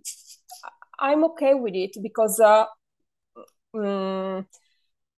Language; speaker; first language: English; non-native, fluent; Italian